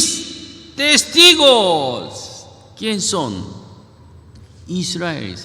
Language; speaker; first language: Spanish; non-native, learner; Korean